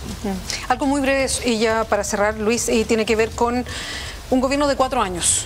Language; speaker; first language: Spanish; native; Spanish